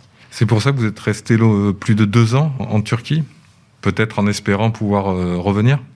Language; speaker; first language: French; native; French